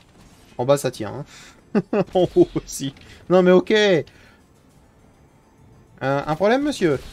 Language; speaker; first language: French; native; French